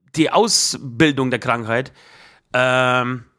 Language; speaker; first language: German; non-native, fluent; Polish